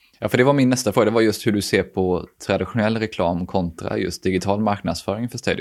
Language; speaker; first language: Swedish; native; Swedish